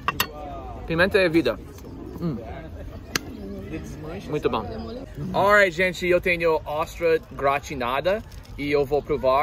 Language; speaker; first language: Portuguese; non-native, fluent; English